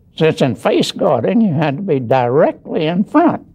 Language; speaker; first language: English; native; English